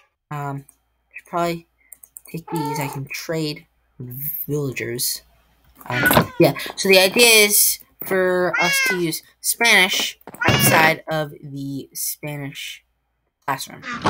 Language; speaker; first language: English; native; English